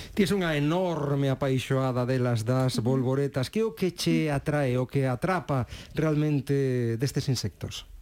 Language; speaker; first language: Galician; native; Galician